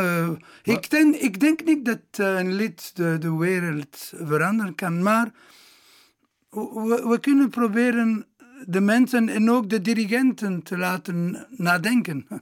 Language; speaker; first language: Dutch; non-native, local second language; Italian